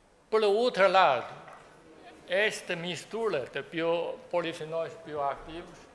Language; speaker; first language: Portuguese; non-native, fluent; Chinese